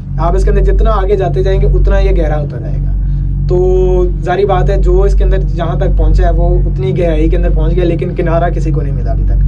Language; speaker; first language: Urdu; non-native, local second language; Punjabi